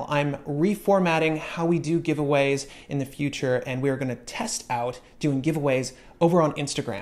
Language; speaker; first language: English; native; English